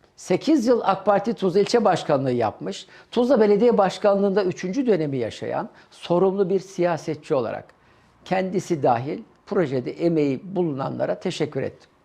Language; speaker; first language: Turkish; native; Turkish